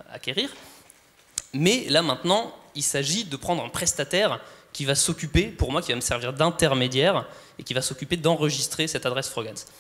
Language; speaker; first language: French; native; French